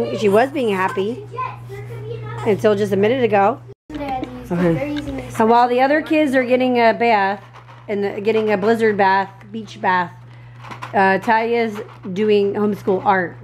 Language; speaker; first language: English; native; English